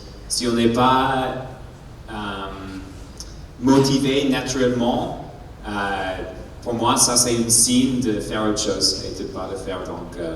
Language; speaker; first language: French; non-native, learner; English